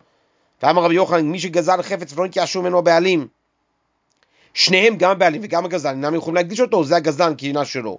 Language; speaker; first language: Hebrew; native; Hebrew